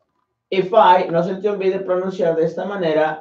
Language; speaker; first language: Spanish; native; Spanish